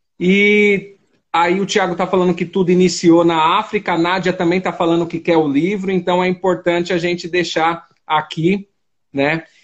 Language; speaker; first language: Portuguese; native; Portuguese